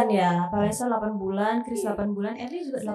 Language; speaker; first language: Indonesian; native; Indonesian